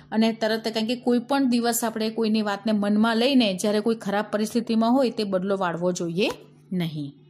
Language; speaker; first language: Gujarati; native; Gujarati